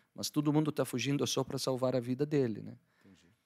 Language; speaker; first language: Portuguese; non-native, fluent; Arabic